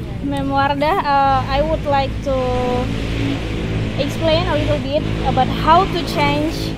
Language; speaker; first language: English; non-native, learner; Indonesian